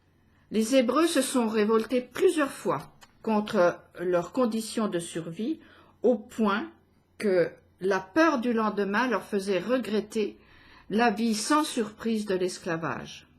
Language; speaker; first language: French; native; French